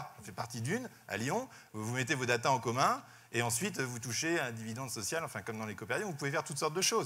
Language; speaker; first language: French; native; French